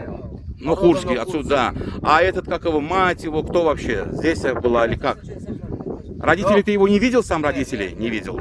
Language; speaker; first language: Russian; native; Russian